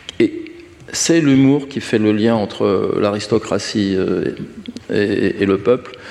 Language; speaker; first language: French; native; French